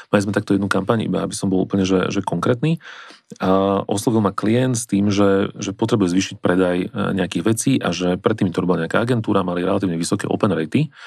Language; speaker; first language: Slovak; native; Slovak